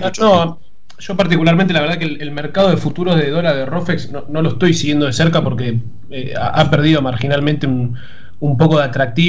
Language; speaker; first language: Spanish; native; Spanish